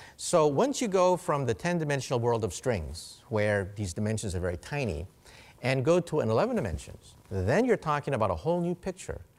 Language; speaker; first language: English; native; English